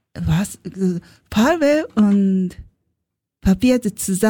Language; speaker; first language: German; non-native, learner; Japanese